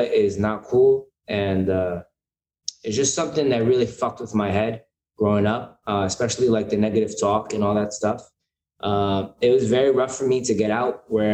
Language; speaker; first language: English; native; English